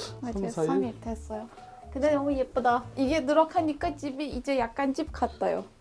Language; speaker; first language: Korean; non-native, learner; Turkish